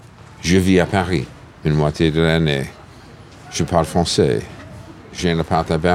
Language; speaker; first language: French; non-native, fluent; English